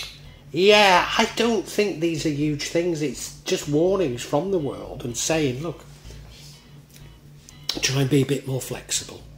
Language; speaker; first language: English; native; English